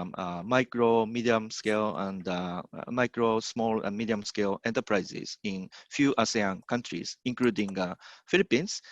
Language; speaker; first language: English; non-native, fluent; Japanese